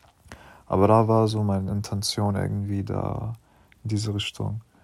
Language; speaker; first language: German; non-native, learner; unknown